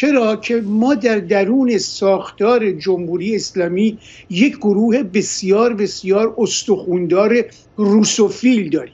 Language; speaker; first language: Persian; native; Persian